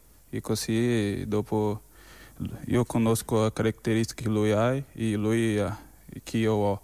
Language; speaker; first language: Italian; non-native, fluent; Portuguese